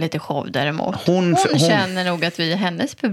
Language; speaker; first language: Swedish; native; Swedish